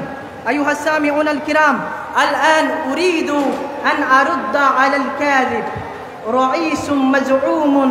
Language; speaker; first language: Arabic; non-native, learner; Bangla